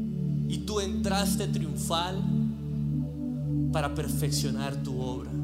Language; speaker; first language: Spanish; native; Spanish